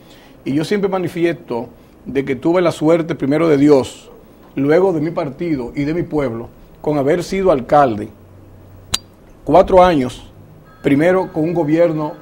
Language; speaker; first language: Spanish; native; Spanish